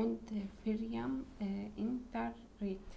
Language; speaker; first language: German; non-native, learner; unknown